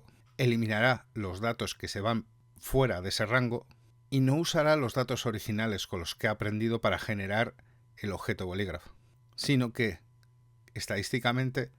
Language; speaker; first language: Spanish; native; Spanish